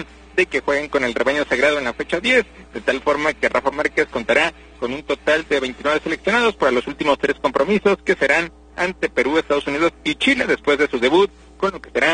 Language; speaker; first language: Spanish; native; Spanish